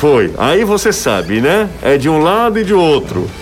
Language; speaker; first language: Portuguese; native; Portuguese